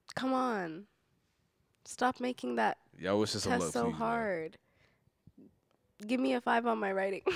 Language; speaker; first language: English; native; English